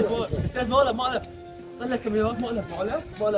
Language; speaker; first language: Arabic; native; Arabic